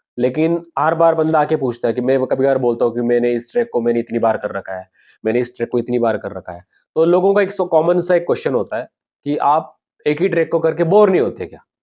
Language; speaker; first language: Hindi; non-native, local second language; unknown